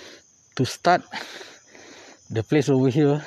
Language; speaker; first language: English; non-native, local second language; Malay